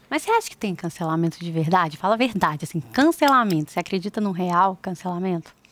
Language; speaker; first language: Portuguese; native; Portuguese